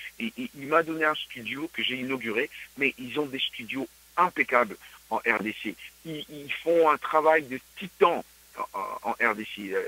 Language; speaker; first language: French; non-native, local second language; Luba-Lulua